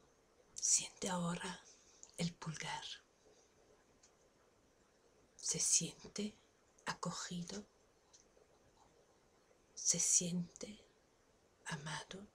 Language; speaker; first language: Spanish; non-native, fluent; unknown